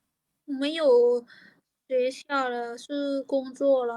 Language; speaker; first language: Chinese; non-native, learner; Lao